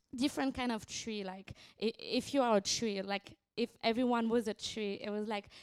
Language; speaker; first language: English; non-native, fluent; French